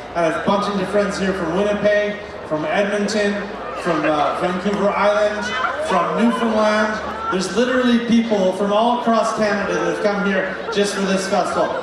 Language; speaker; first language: English; native; English